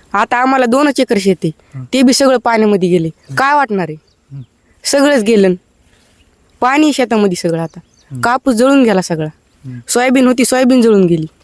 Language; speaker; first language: Marathi; native; Marathi